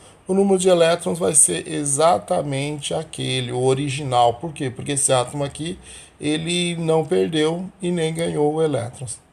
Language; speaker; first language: Portuguese; native; Portuguese